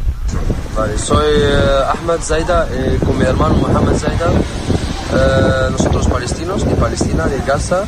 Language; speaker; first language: Spanish; non-native, learner; Arabic